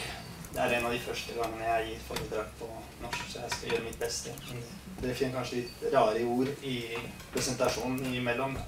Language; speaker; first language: Norwegian; non-native, fluent; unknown